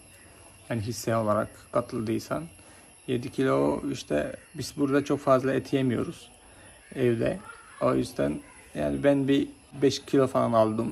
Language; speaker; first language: Turkish; non-native, fluent; Malayalam